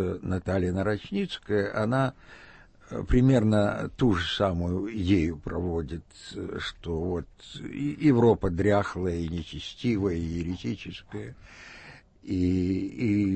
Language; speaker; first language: Russian; native; Russian